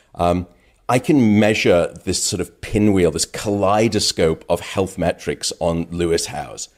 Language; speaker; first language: English; native; English